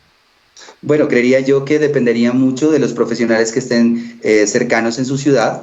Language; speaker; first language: Spanish; native; Spanish